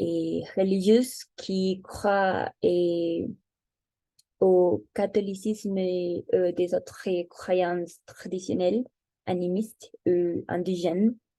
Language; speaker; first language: French; non-native, learner; Spanish